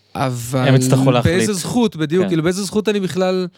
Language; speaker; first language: Hebrew; native; Hebrew